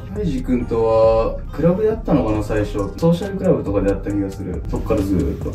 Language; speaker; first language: Japanese; early bilingual, other home language; Filipino